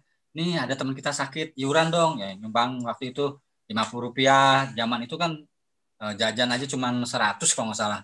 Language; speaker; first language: Indonesian; native; Indonesian